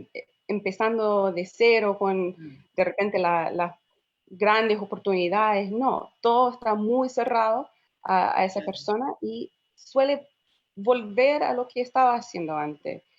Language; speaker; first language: Spanish; non-native, fluent; English